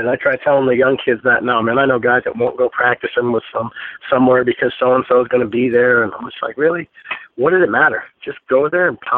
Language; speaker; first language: English; native; English